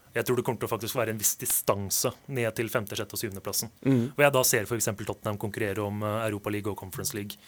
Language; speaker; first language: Norwegian; non-native, fluent; Portuguese